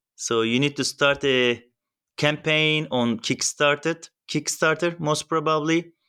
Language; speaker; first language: English; non-native, fluent; Turkish